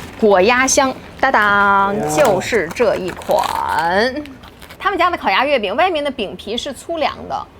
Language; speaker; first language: Chinese; native; Chinese